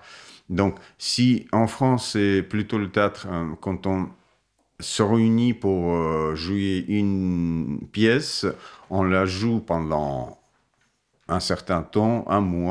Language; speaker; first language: French; non-native, fluent; Russian